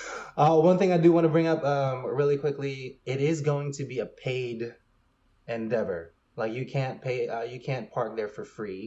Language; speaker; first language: English; native; English